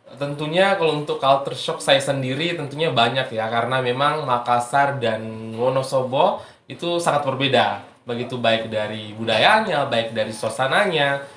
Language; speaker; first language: Indonesian; native; Indonesian